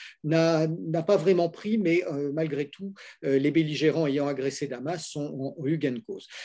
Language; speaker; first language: French; native; French